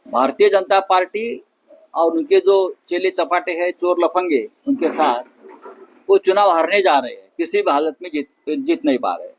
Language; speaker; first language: Hindi; non-native, local second language; Marathi